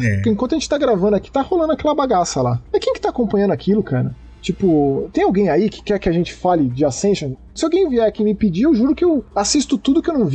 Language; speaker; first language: Portuguese; native; Portuguese